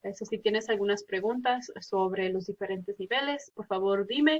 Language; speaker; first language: Spanish; early bilingual, heritage; Spanish